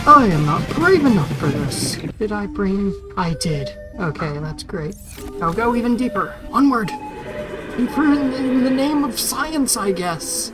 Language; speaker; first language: English; native; English